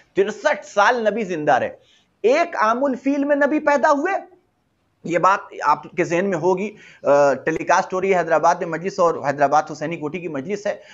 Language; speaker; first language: Hindi; native; Hindi